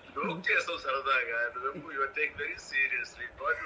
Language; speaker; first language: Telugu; native; Telugu